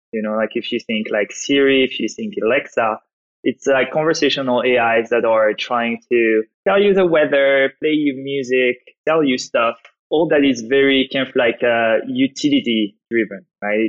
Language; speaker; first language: English; non-native, fluent; French